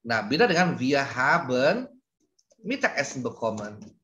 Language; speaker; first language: German; non-native, learner; Indonesian